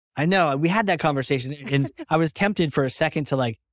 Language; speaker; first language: English; non-native, fluent; Finnish